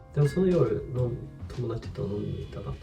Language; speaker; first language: Japanese; non-native, fluent; Swedish